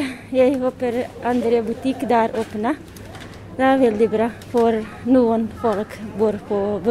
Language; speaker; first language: Norwegian; non-native, learner; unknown